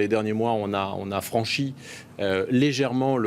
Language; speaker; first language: French; native; French